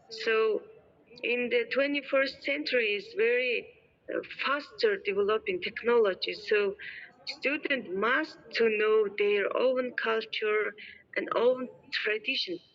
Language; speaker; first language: English; non-native, learner; Mongolian